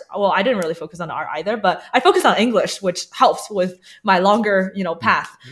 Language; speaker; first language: English; early bilingual, other home language; Chinese